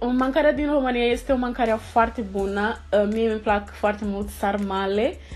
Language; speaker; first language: Romanian; non-native, learner; Portuguese